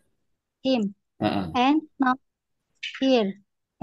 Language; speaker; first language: English; non-native, learner; Indonesian